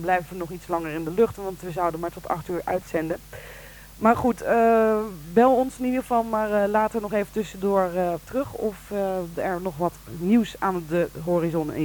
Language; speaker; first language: Dutch; native; Dutch